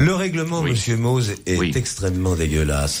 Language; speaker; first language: French; native; French